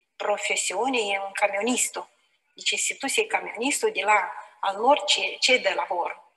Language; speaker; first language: Italian; non-native, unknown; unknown